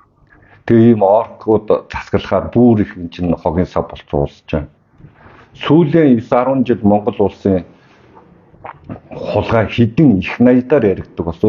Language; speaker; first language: Mongolian; native; Mongolian